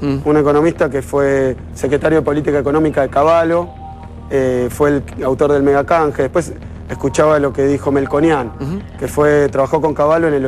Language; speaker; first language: Spanish; native; Spanish